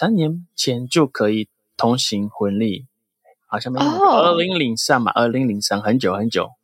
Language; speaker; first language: Chinese; non-native, fluent; Portuguese